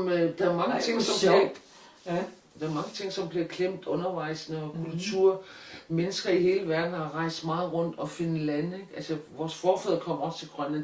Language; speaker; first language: Danish; non-native, local second language; Kalaallisut